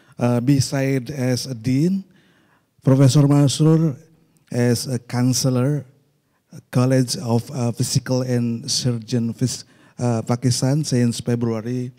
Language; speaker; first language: English; non-native, local second language; Indonesian